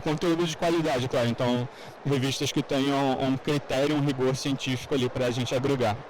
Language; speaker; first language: Portuguese; native; Portuguese